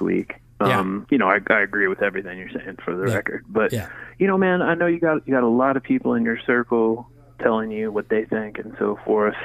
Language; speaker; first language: English; native; English